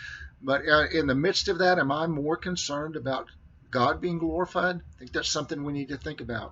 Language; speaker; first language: English; native; English